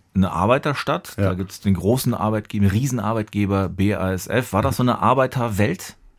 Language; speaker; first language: German; native; German